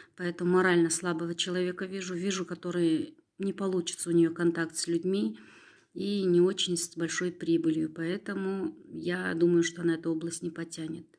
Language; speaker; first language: Russian; non-native, local second language; Kazakh